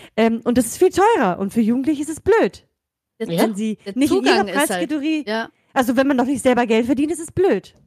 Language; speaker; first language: German; native; German